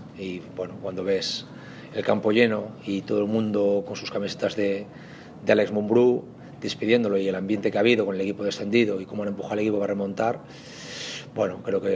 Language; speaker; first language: Spanish; native; Spanish